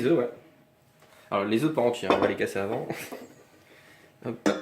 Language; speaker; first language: French; native; French